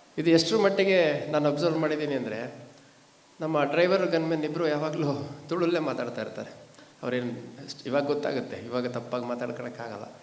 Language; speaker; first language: Kannada; native; Kannada